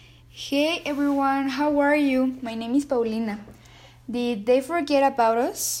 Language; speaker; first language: English; non-native, learner; Spanish